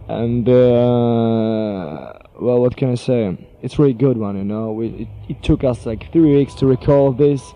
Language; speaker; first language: English; non-native, fluent; Polish